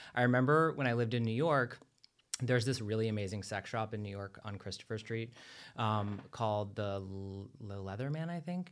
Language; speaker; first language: English; native; English